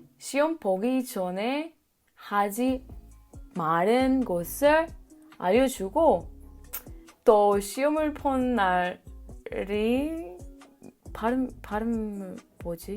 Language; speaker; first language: Korean; non-native, learner; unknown